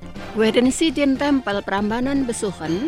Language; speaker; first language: German; non-native, fluent; Indonesian